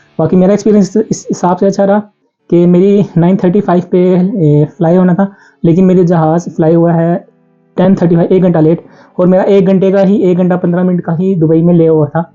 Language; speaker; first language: Urdu; non-native, local second language; Punjabi